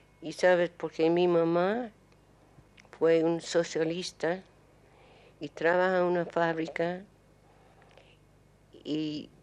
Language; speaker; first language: Spanish; non-native, learner; English